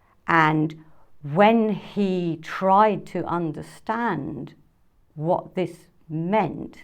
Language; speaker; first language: English; native; English